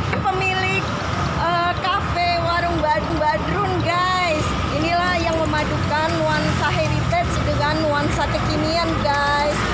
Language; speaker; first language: Indonesian; native; Indonesian